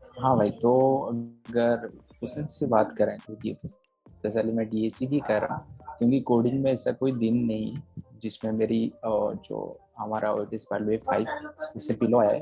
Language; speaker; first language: Hindi; non-native, local second language; Odia